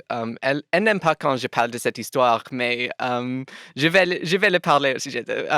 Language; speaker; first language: French; non-native, local second language; English